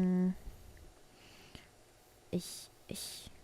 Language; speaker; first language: Japanese; non-native, learner; English